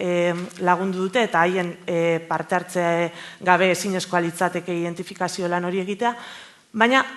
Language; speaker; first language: Basque; native; Basque